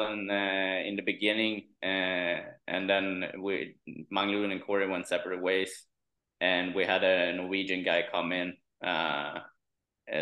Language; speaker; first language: English; non-native, fluent; Swedish